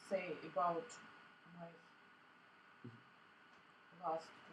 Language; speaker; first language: English; non-native, learner; Russian